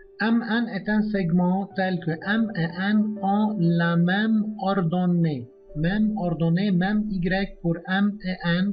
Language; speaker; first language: French; non-native, local second language; Arabic